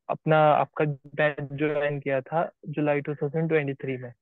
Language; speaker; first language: Hindi; native; Hindi